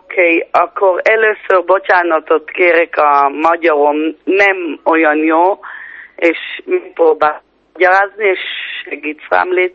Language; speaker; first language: Hungarian; early bilingual, heritage; Hebrew